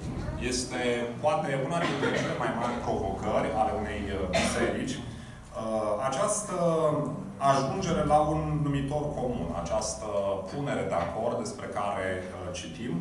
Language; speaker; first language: Romanian; native; Romanian